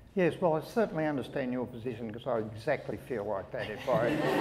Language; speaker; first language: English; native; English